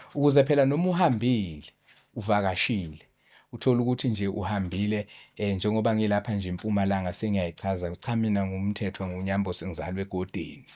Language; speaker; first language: Zulu; native; Zulu